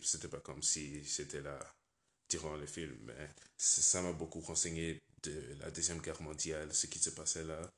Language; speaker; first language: French; non-native, learner; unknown